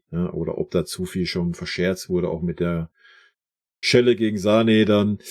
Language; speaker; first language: German; native; German